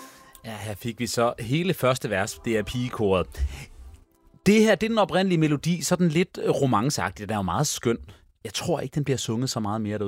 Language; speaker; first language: Danish; native; Danish